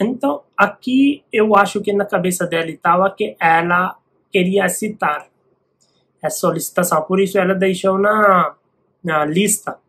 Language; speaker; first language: Portuguese; non-native, learner; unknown